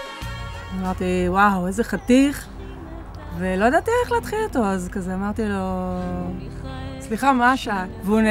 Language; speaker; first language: Hebrew; native; Hebrew